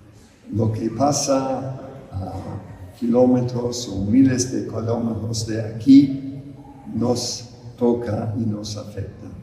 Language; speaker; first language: Spanish; non-native, fluent; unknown